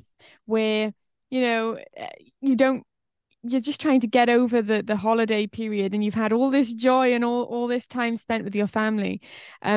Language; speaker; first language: English; native; English